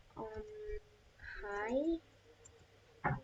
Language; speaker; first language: English; non-native, learner; Polish